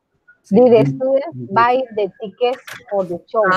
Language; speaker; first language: English; non-native, learner; Spanish